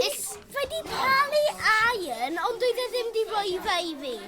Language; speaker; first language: Welsh; non-native, local second language; English